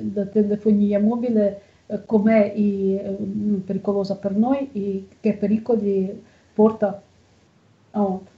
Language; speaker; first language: Italian; non-native, learner; Russian